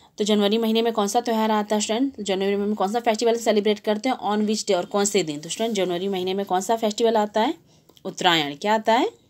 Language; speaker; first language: Hindi; non-native, local second language; Gujarati